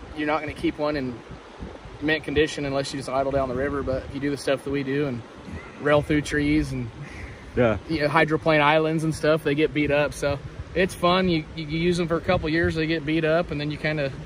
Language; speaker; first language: English; native; English